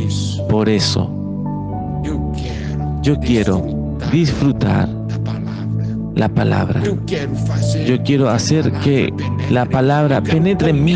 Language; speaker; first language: Spanish; non-native, fluent; Portuguese